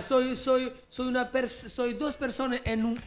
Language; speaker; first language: Spanish; non-native, learner; French